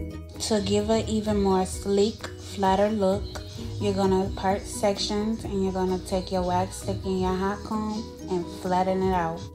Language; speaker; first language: English; native; English